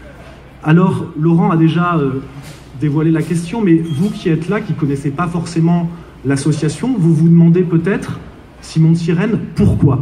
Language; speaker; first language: French; native; French